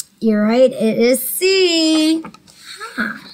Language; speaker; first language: English; native; English